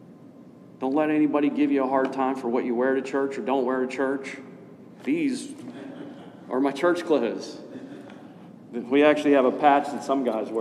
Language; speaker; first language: English; native; English